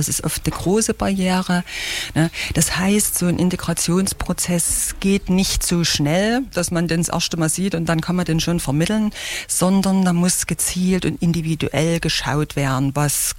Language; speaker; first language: German; native; German